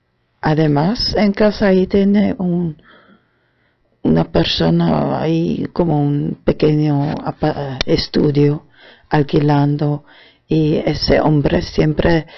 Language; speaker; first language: Spanish; non-native, fluent; German